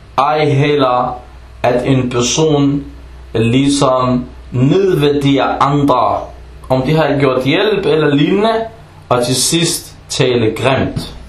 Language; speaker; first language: Danish; non-native, fluent; Arabic